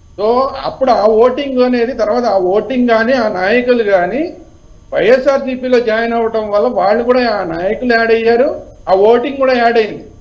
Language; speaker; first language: Telugu; native; Telugu